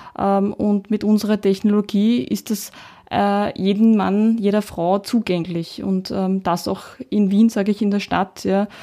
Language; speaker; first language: German; early bilingual, heritage; Czech